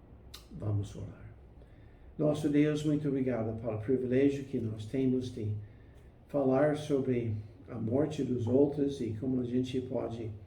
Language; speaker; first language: Portuguese; non-native, fluent; English